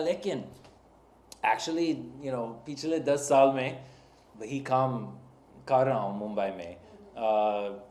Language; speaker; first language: Hindi; non-native, fluent; English